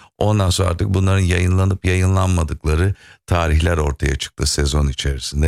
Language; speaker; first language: Turkish; native; Turkish